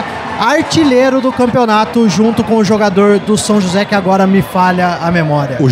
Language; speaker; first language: Portuguese; native; Portuguese